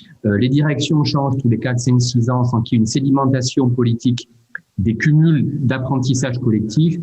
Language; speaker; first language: French; native; French